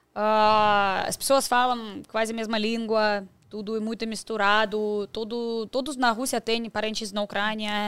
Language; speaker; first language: Portuguese; non-native, fluent; Russian